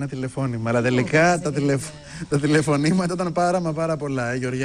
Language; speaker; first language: Greek; native; Greek